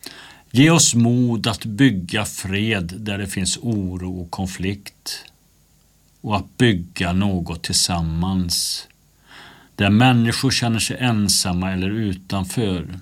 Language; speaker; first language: Swedish; native; Swedish